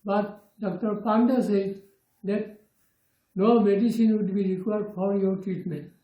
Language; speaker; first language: English; non-native, local second language; Assamese